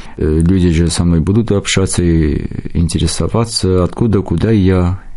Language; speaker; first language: Russian; non-native, local second language; Armenian